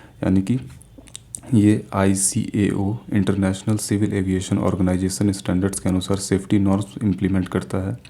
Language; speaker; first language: Hindi; native; Hindi